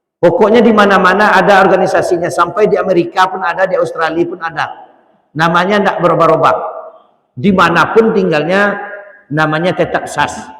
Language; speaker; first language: Malay; non-native, local second language; Minangkabau